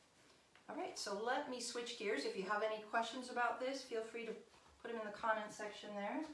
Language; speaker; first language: English; native; English